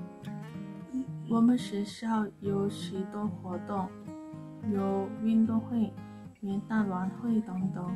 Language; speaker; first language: Chinese; non-native, learner; Korean